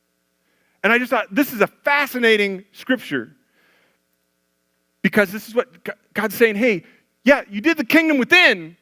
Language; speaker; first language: English; native; English